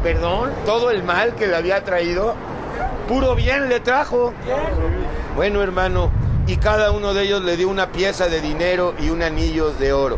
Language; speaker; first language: Spanish; native; Spanish